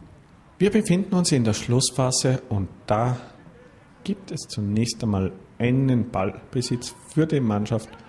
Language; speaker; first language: German; native; German